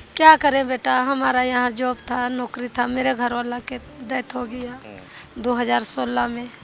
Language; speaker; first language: Hindi; native; Hindi